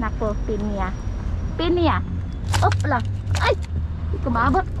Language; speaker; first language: Filipino; native; Filipino